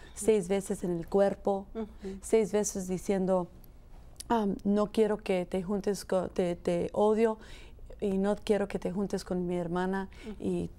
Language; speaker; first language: Spanish; early bilingual, heritage; Spanish